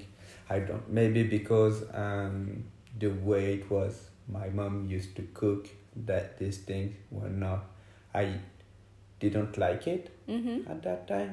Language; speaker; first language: English; non-native, fluent; French